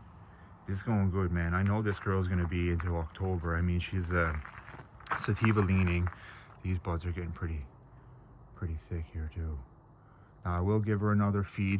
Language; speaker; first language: English; native; English